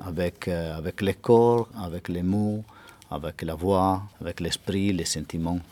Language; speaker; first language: French; non-native, fluent; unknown